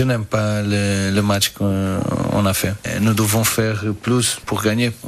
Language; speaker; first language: French; non-native, fluent; Portuguese